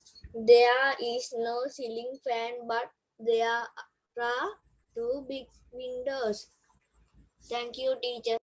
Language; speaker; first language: English; non-native, learner; Sinhala